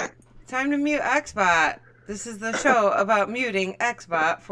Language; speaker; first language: English; native; English